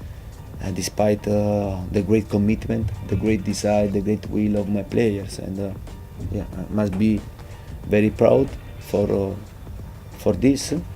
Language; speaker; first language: English; non-native, fluent; Italian